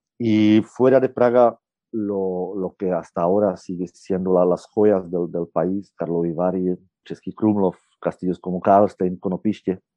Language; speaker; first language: Spanish; non-native, fluent; Czech